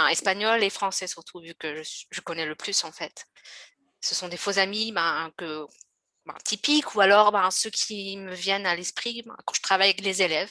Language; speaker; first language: French; native; French